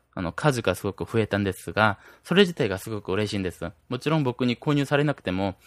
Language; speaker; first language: Japanese; non-native, fluent; Korean